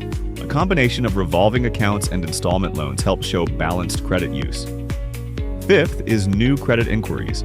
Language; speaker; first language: English; native; English